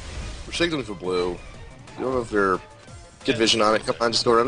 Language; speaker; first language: English; native; English